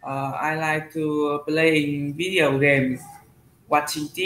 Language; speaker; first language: English; non-native, learner; Vietnamese